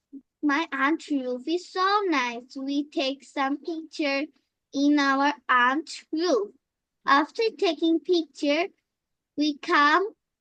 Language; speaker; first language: English; non-native, learner; Bangla